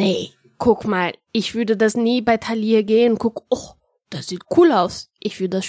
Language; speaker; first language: German; non-native, fluent; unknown